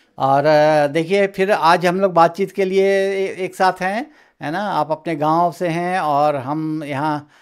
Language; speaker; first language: Hindi; native; Hindi